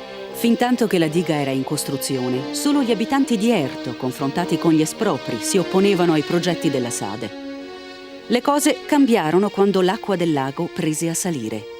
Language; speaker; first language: Italian; native; Italian